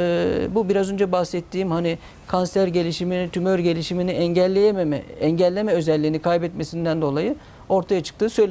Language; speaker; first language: Turkish; native; Turkish